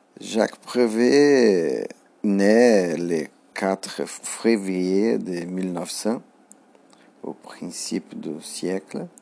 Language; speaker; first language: French; non-native, learner; Portuguese